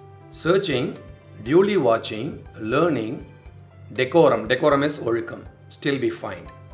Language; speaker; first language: English; non-native, local second language; Tamil